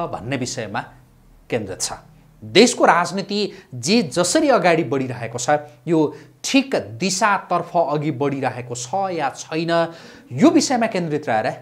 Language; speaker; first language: Nepali; native; Nepali